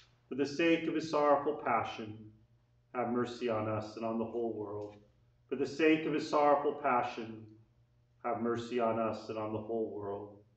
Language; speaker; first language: English; native; English